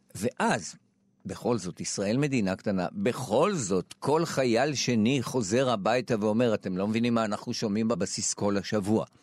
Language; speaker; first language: Hebrew; native; Hebrew